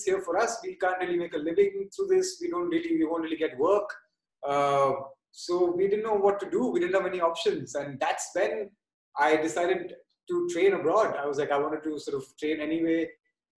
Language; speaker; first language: English; non-native, local second language; Bangla